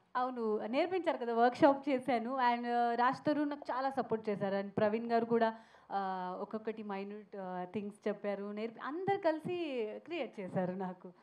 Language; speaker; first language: Telugu; non-native, fluent; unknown